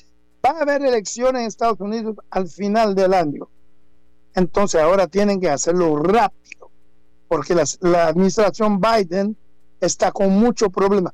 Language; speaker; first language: Spanish; non-native, fluent; Haitian Creole